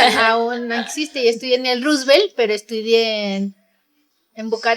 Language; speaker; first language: Spanish; native; Spanish